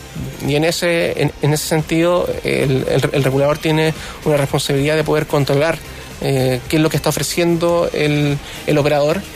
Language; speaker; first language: Spanish; native; Spanish